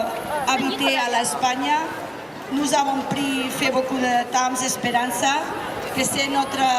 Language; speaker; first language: French; non-native, learner; Spanish